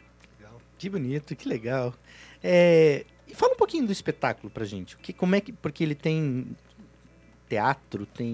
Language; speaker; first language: Portuguese; native; Portuguese